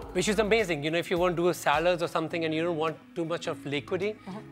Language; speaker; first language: English; non-native, local second language; Punjabi